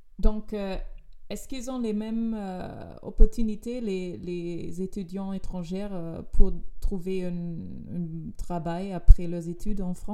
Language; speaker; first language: French; non-native, fluent; German